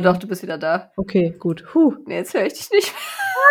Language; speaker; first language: German; native; German